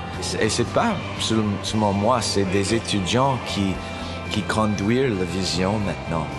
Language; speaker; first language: French; non-native, learner; English